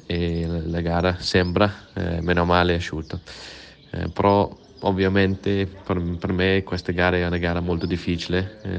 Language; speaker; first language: Italian; non-native, learner; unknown